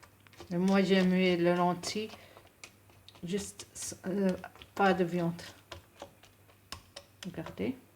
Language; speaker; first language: French; non-native, local second language; Arabic